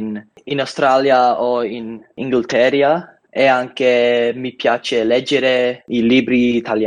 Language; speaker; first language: Italian; non-native, learner; English